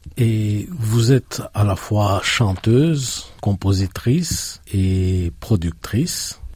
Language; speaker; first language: French; native; French